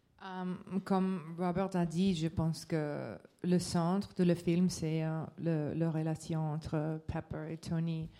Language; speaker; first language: French; non-native, learner; English